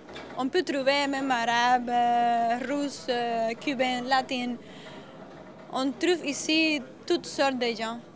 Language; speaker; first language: French; non-native, fluent; Spanish